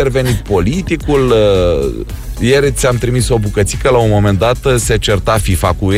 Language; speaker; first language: Romanian; native; Romanian